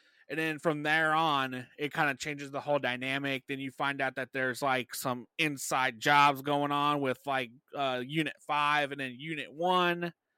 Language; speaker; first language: English; native; English